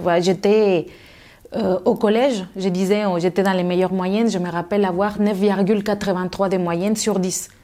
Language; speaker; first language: French; non-native, fluent; Spanish